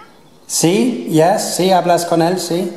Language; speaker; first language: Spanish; non-native, learner; English